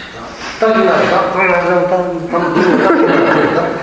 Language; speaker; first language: Russian; non-native, learner; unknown